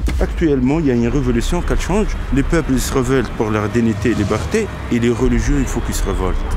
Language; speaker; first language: French; non-native, local second language; Arabic